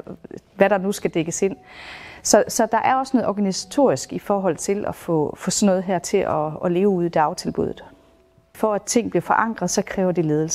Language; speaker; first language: Danish; native; Danish